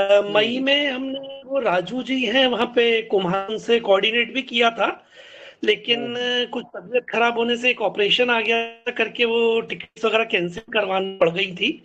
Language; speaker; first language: Hindi; native; Hindi